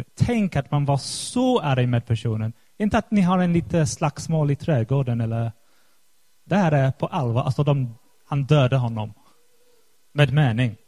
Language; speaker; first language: Swedish; non-native, fluent; English